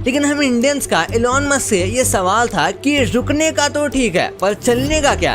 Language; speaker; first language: Hindi; native; Hindi